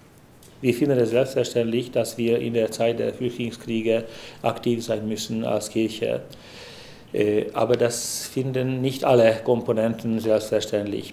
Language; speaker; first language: German; non-native, fluent; Hungarian